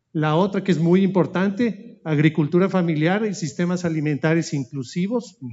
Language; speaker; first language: Spanish; native; Spanish